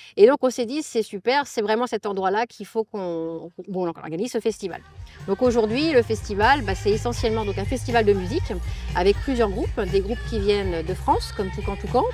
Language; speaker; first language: French; native; French